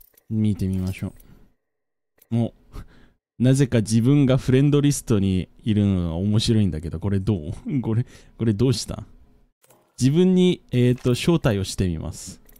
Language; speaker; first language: Japanese; early bilingual, heritage; Japanese